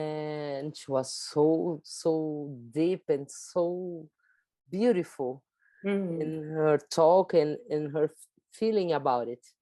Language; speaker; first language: English; non-native, learner; German